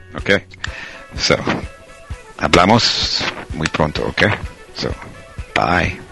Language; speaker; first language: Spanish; non-native, learner; English